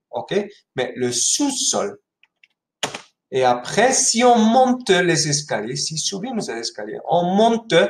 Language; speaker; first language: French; non-native, fluent; Spanish